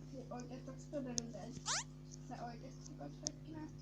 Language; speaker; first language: Finnish; native; Finnish